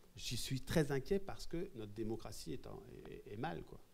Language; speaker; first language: French; native; French